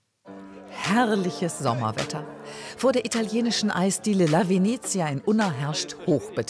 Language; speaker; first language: German; native; German